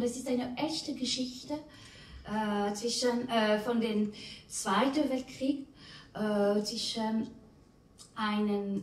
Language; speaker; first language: German; non-native, fluent; French